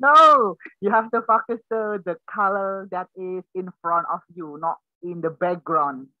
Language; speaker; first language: English; non-native, learner; Indonesian